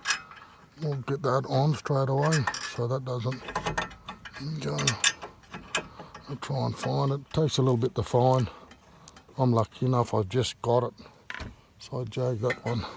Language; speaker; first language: English; native; English